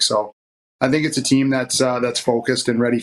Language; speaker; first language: English; native; English